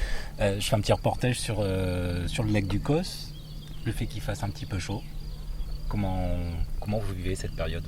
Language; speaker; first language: French; native; French